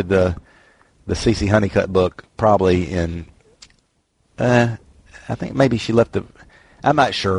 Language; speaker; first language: English; native; English